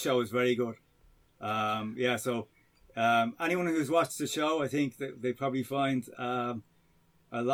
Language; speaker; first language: English; native; English